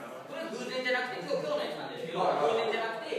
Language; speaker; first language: Japanese; native; Japanese